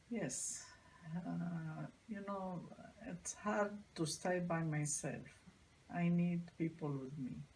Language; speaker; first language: English; non-native, learner; Arabic